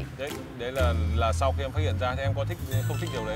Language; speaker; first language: Vietnamese; native; Vietnamese